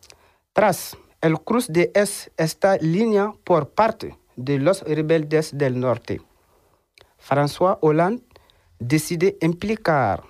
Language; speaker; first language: Spanish; non-native, learner; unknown